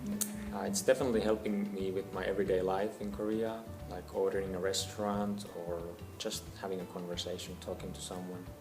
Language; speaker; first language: English; non-native, fluent; Finnish